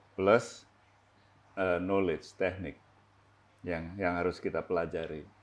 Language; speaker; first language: Indonesian; native; Indonesian